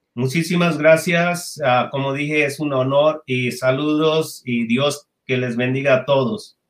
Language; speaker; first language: Spanish; non-native, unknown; Bangla